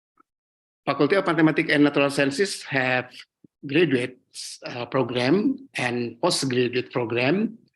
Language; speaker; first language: English; non-native, learner; Indonesian